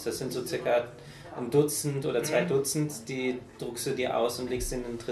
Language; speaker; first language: German; native; German